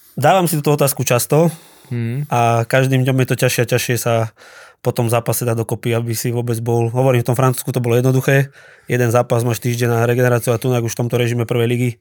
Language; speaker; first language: Slovak; native; Slovak